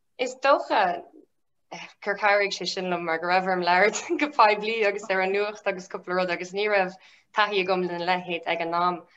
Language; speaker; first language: Irish; non-native, local second language; English